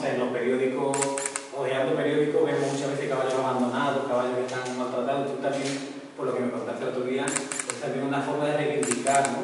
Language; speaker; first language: Spanish; native; Spanish